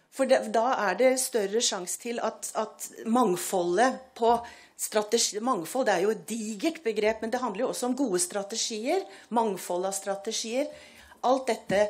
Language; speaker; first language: Norwegian; native; Norwegian